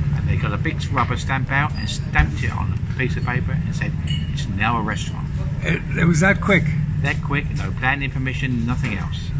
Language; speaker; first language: English; native; English